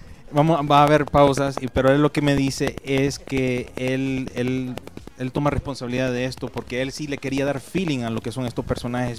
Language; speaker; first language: Spanish; native; Spanish